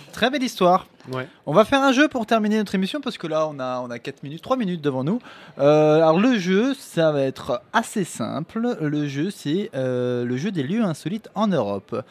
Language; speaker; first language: French; native; French